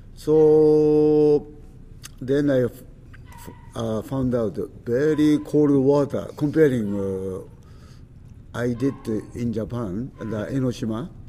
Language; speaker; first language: English; non-native, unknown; Japanese